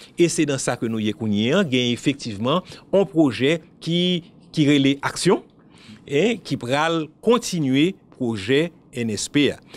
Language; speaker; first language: French; non-native, local second language; Haitian Creole